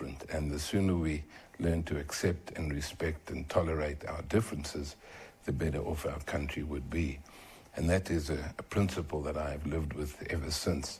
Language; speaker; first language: English; native; English